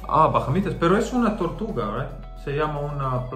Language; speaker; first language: Spanish; non-native, learner; Croatian